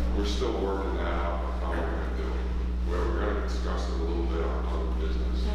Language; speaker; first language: English; native; English